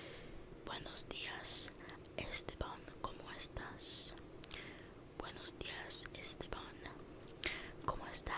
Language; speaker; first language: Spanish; non-native, learner; English